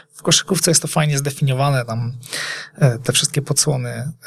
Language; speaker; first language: Polish; native; Polish